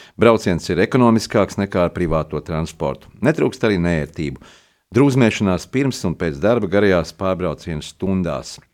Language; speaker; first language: Latvian; native; Latvian